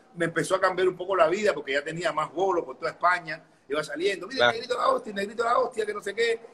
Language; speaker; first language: Spanish; native; Spanish